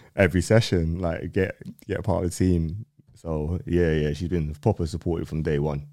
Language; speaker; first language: English; native; English